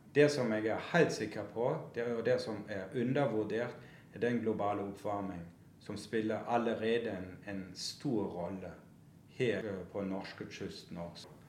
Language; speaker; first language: Norwegian; non-native, fluent; German